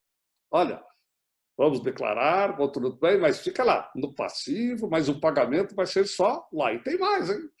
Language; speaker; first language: Portuguese; native; Portuguese